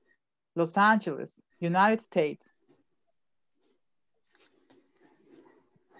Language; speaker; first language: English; non-native, fluent; Spanish